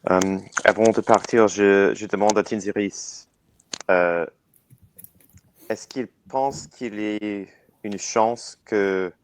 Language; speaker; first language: French; non-native, learner; English